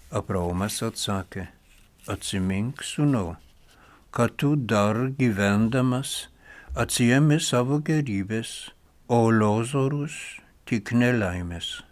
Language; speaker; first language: Lithuanian; non-native, fluent; German